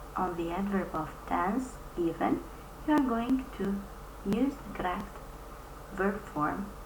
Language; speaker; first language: English; non-native, fluent; Albanian